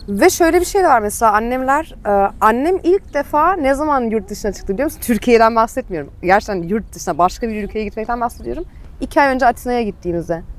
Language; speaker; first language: Turkish; early bilingual, heritage; Turkish